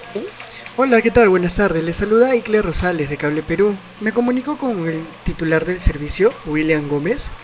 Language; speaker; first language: Spanish; native; Spanish